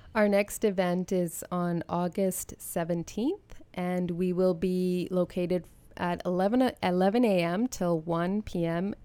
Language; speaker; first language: English; native; English